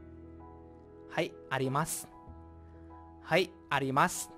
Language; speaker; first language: Japanese; non-native, fluent; Vietnamese